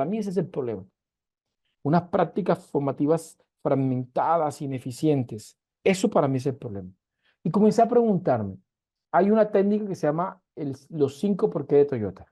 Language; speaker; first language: Spanish; native; Spanish